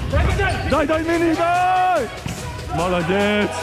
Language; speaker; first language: Russian; non-native, learner; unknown